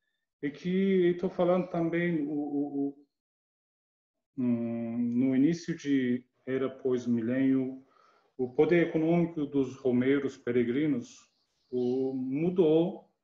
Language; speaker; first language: Portuguese; non-native, learner; Turkish